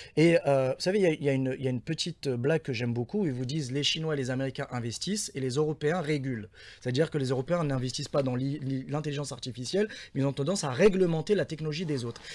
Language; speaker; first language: French; non-native, local second language; Arabic